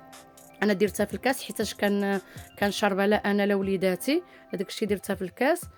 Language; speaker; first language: Arabic; native; Arabic